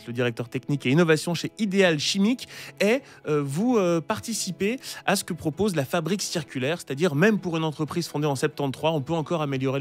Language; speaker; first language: French; native; French